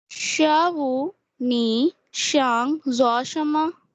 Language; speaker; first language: Chinese; non-native, learner; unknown